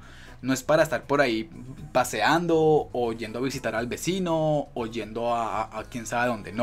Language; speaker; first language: Spanish; native; Spanish